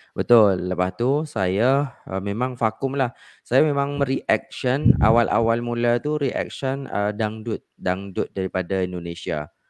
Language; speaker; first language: Malay; non-native, fluent; Indonesian